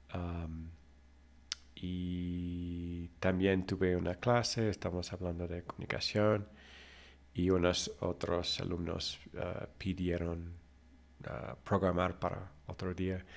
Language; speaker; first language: Spanish; non-native, fluent; English